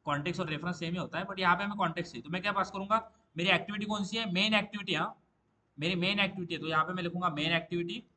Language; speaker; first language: Hindi; non-native, local second language; Marathi